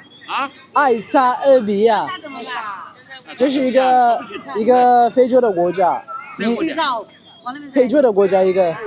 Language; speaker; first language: Chinese; non-native, learner; Amharic